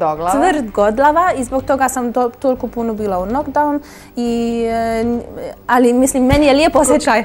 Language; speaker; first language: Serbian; early bilingual, heritage; German